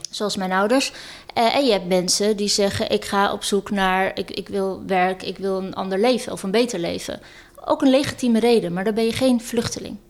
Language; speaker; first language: Dutch; early bilingual, other home language; Turkish